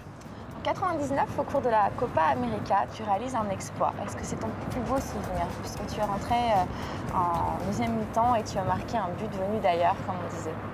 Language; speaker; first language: French; native; French